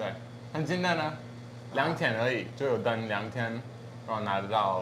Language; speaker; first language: Chinese; non-native, fluent; English